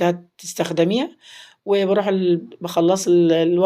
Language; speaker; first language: Arabic; native; Arabic